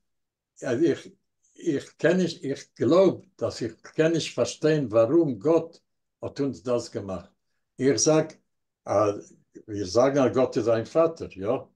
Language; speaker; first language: German; non-native, learner; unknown